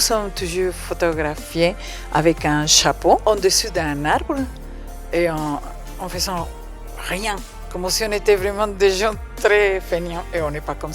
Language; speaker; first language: French; non-native, fluent; Spanish